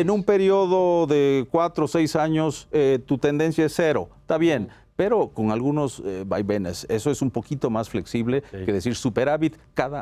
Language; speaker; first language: Spanish; native; Spanish